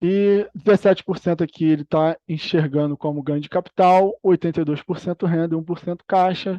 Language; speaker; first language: Portuguese; native; Portuguese